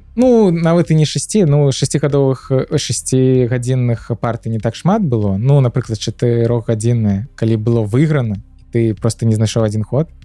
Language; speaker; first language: Belarusian; native; Belarusian